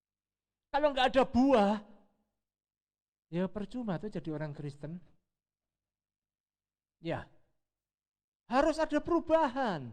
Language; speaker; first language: Indonesian; native; Indonesian